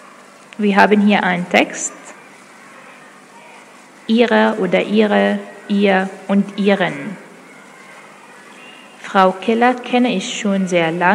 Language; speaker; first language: German; non-native, fluent; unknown